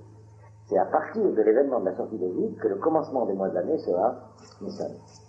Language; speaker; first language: French; native; French